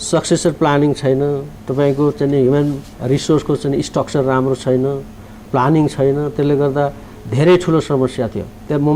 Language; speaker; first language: Nepali; native; Nepali